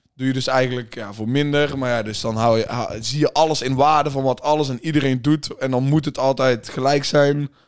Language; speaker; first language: Dutch; native; Dutch